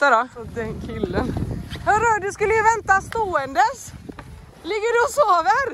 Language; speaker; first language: Swedish; native; Swedish